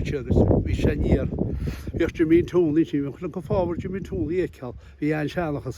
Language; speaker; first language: Irish; native; Irish